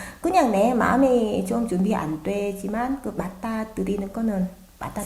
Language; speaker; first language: Korean; non-native, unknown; Vietnamese